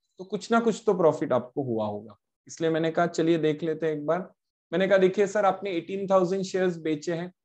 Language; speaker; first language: Hindi; non-native, local second language; Marathi